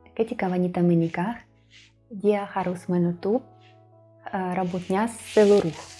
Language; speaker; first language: Indonesian; non-native, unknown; Russian